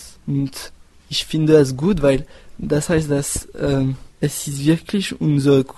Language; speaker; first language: German; non-native, learner; French